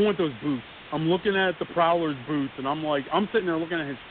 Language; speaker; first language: English; native; English